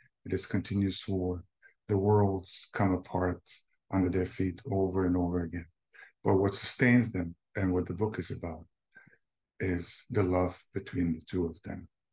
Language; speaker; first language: English; non-native, fluent; Bosnian